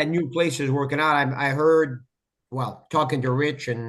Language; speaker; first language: English; native; English